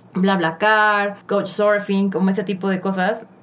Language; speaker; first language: Spanish; native; Spanish